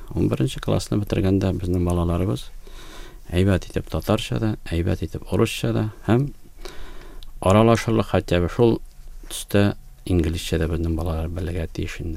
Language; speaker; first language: Tatar; native; Tatar